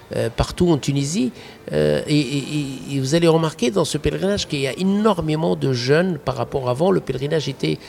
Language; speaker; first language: French; non-native, local second language; Arabic